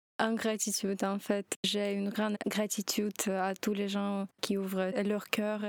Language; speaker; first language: French; non-native, learner; Ukrainian